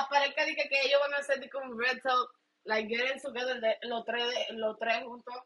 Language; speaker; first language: Spanish; native; Spanish